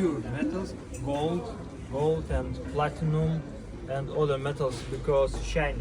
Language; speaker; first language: English; non-native, fluent; Lithuanian